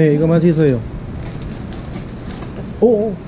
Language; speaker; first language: Korean; non-native, learner; Thai